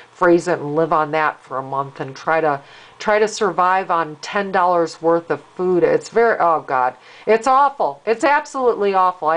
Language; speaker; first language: English; native; English